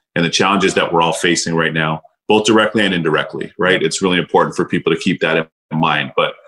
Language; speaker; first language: English; native; English